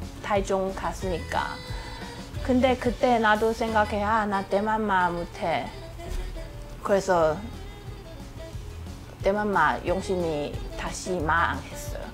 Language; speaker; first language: Korean; non-native, learner; Min Nan Chinese